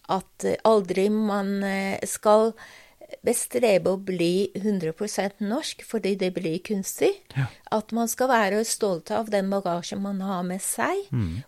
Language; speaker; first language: Norwegian; non-native, fluent; Persian